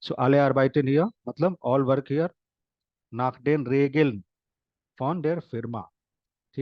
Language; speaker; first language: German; non-native, fluent; Hindi